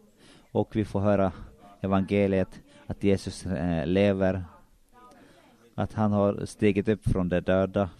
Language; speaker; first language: Swedish; non-native, local second language; Finnish